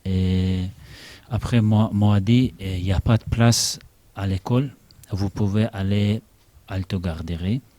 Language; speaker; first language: French; non-native, learner; Russian